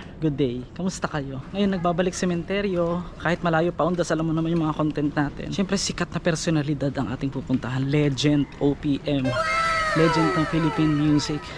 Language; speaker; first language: Filipino; native; Filipino